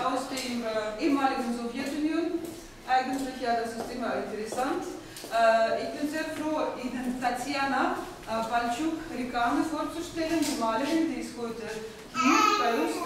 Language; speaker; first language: German; non-native, fluent; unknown